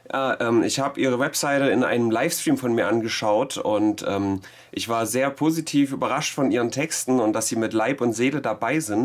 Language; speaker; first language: German; native; German